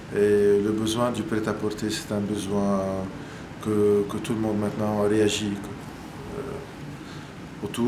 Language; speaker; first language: French; non-native, local second language; Arabic